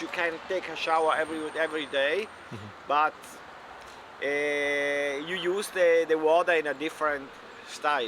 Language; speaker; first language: English; non-native, learner; German